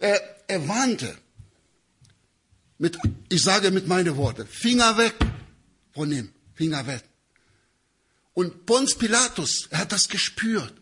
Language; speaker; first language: German; non-native, learner; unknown